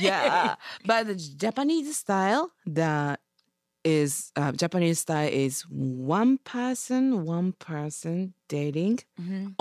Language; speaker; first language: English; non-native, learner; Japanese